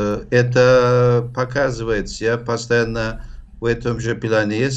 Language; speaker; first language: Russian; non-native, fluent; Turkish